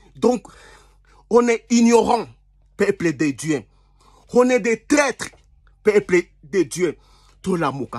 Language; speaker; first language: French; non-native, local second language; Lingala